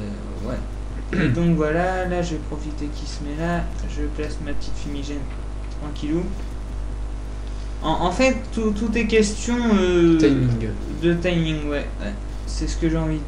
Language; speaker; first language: French; native; French